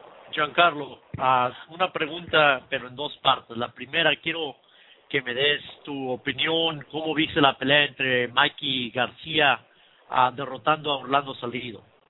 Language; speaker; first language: Spanish; native; Spanish